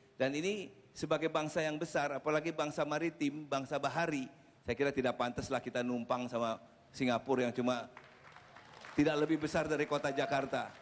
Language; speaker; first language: Indonesian; native; Indonesian